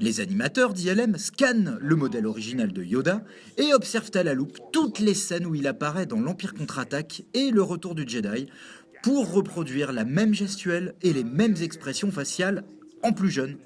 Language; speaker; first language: French; native; French